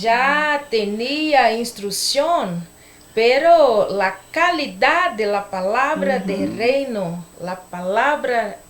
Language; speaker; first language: Spanish; non-native, learner; Portuguese